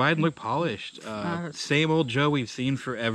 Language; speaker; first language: English; native; English